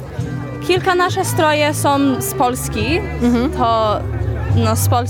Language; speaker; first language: Polish; early bilingual, heritage; Polish